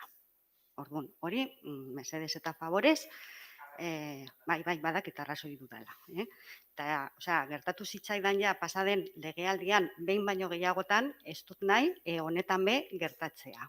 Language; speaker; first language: Basque; non-native, local second language; Spanish